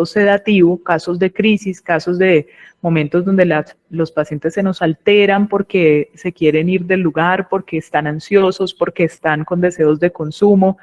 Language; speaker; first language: Spanish; native; Spanish